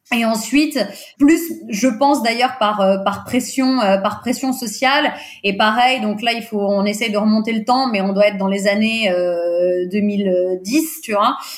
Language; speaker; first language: French; early bilingual, other home language; Portuguese